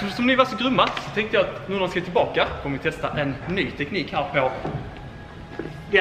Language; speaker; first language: Swedish; native; Swedish